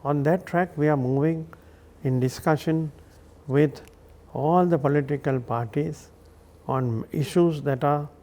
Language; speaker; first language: English; non-native, local second language; Sinhala